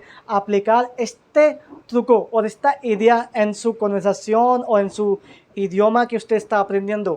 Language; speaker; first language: Spanish; non-native, learner; Hindi